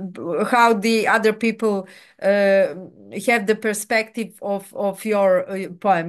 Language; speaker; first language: English; non-native, fluent; Serbian